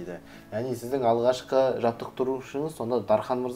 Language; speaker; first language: Kazakh; native; Kazakh